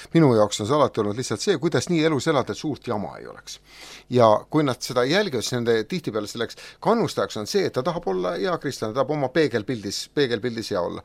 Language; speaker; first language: Estonian; native; Estonian